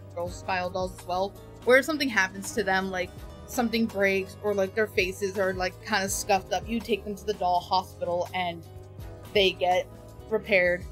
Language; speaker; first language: English; native; English